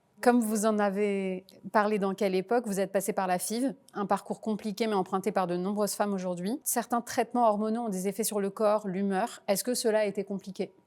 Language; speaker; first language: French; native; French